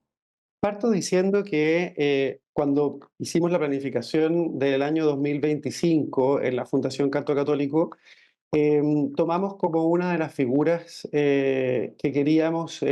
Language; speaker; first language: Spanish; native; Spanish